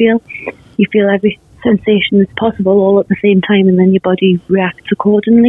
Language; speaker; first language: English; native; English